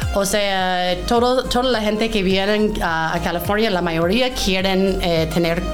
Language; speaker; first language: Spanish; non-native, fluent; English